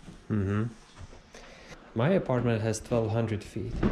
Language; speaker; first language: English; non-native, fluent; Czech